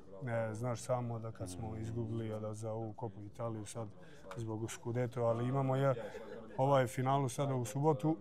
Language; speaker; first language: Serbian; early bilingual, heritage; German